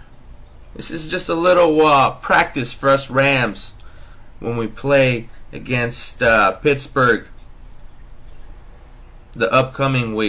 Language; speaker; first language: English; native; English